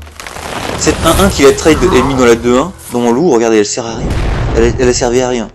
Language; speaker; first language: French; native; French